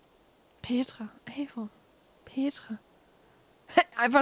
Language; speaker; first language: German; native; German